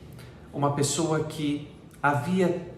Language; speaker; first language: Portuguese; native; Portuguese